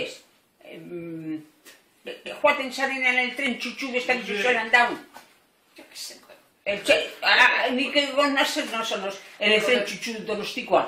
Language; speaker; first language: Basque; native; Basque